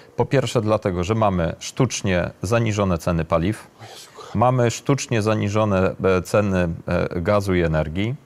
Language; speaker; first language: Polish; native; Polish